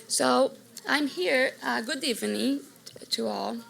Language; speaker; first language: English; non-native, fluent; Portuguese